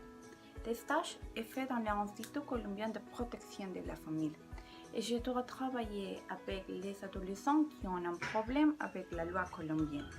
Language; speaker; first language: French; non-native, learner; Spanish